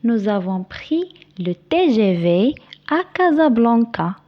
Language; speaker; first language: French; non-native, local second language; Arabic